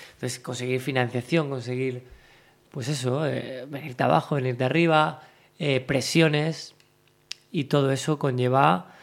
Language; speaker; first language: Spanish; native; Spanish